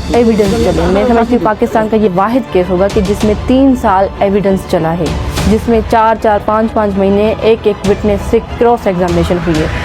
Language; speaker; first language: Urdu; non-native, local second language; Sindhi